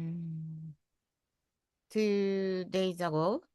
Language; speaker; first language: English; non-native, fluent; Japanese